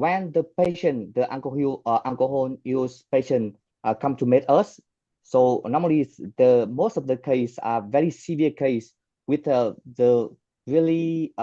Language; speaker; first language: English; non-native, fluent; Vietnamese